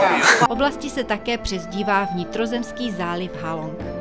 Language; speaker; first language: Czech; native; Czech